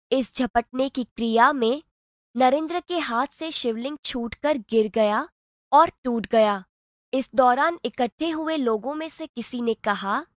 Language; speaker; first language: Hindi; non-native, local second language; Gujarati